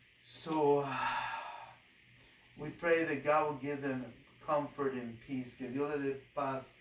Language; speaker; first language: English; early bilingual, other home language; Spanish